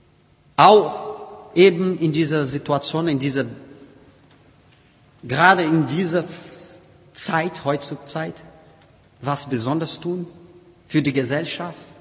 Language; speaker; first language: German; non-native, learner; Portuguese